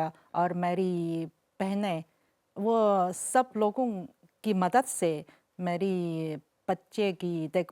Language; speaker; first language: Hindi; non-native, fluent; Chinese